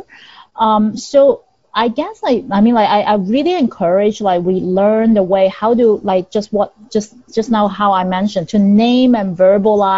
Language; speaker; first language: English; non-native, local second language; Cantonese